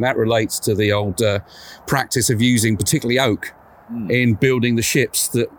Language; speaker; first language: English; native; English